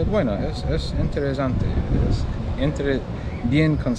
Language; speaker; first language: Spanish; non-native, learner; English